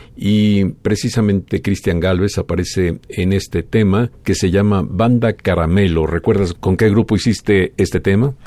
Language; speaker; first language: Spanish; native; Spanish